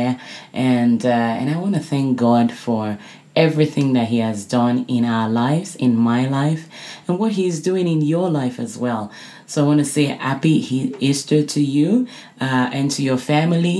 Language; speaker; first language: English; non-native, local second language; Yoruba